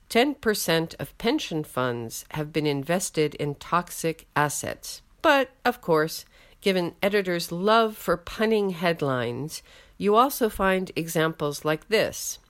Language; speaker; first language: English; native; English